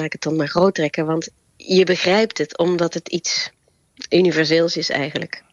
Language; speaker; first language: Dutch; native; Dutch